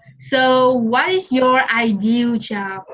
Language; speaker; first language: English; non-native, fluent; Vietnamese